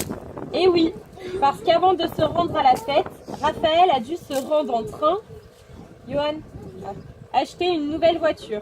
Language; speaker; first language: French; native; French